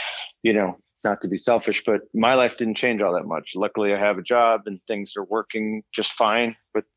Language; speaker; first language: English; native; English